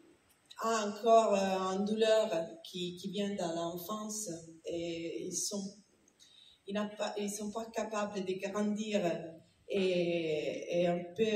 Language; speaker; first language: French; non-native, learner; Italian